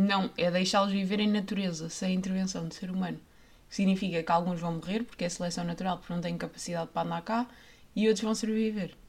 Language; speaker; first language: Portuguese; native; Portuguese